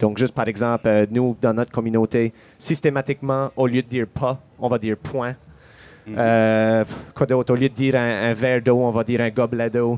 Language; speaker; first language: French; native; French